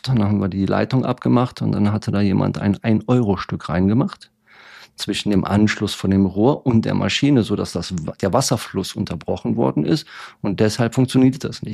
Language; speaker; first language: German; native; German